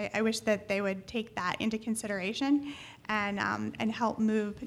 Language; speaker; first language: English; native; English